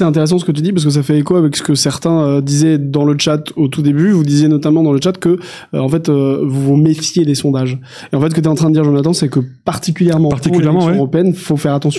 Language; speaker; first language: French; native; French